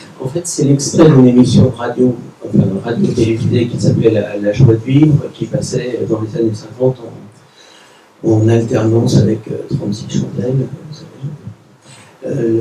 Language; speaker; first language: French; native; French